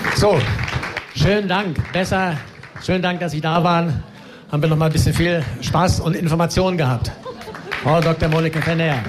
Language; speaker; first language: German; native; German